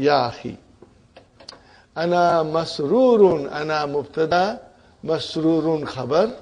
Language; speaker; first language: Arabic; non-native, fluent; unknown